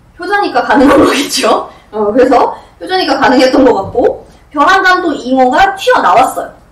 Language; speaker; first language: Korean; non-native, fluent; Russian